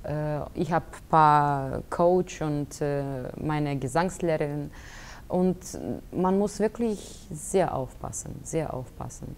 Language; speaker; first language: German; non-native, fluent; Russian